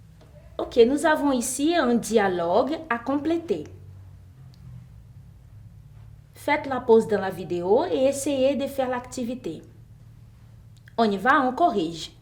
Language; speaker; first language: French; non-native, fluent; Portuguese